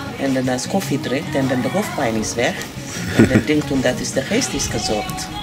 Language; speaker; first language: Dutch; non-native, learner; Amharic